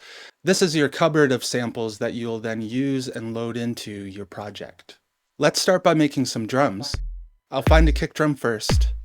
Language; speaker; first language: English; native; English